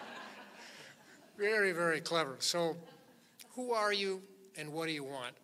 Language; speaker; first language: English; native; English